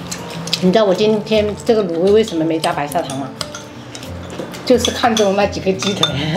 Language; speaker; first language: Chinese; native; Chinese